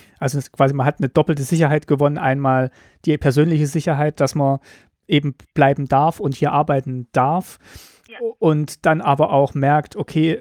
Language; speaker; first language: German; native; German